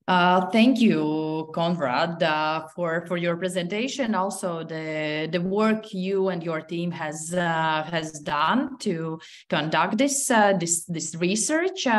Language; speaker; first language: English; non-native, fluent; Latvian